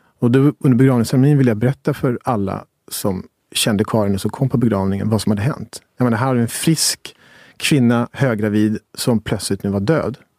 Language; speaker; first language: Swedish; native; Swedish